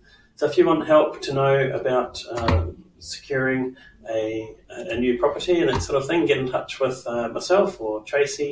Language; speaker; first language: English; native; English